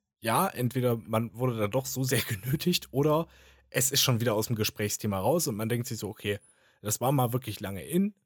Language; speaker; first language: German; native; German